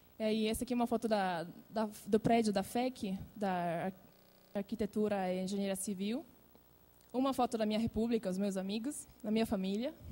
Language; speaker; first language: Portuguese; non-native, fluent; Italian